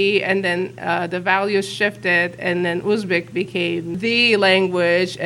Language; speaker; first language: English; non-native, fluent; Uzbek